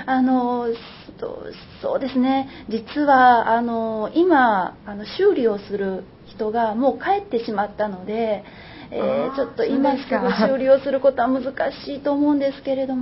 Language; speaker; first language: Japanese; native; Japanese